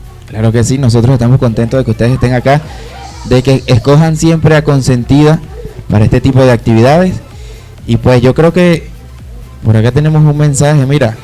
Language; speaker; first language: Spanish; native; Spanish